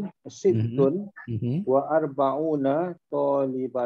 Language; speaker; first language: Arabic; non-native, learner; Malay